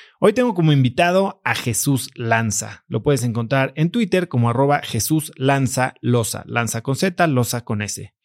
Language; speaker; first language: Spanish; native; Spanish